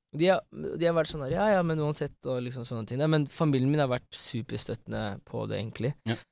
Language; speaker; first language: Norwegian; early bilingual, other home language; Amharic